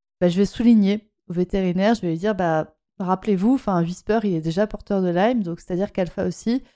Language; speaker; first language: French; native; French